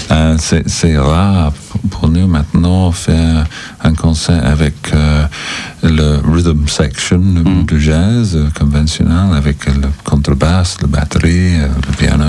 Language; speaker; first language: French; non-native, fluent; English